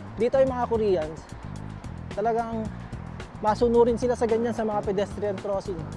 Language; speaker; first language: Filipino; native; Filipino